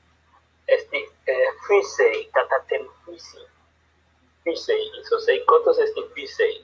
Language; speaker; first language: Greek; non-native, learner; Spanish